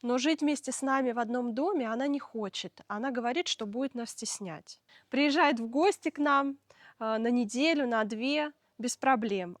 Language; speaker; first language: Russian; native; Russian